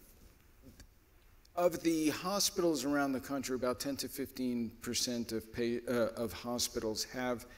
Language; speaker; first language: English; native; English